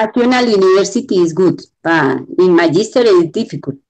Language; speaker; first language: English; non-native, learner; Spanish